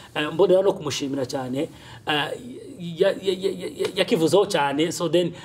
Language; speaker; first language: Kinyarwanda; early bilingual, heritage; Kinyarwanda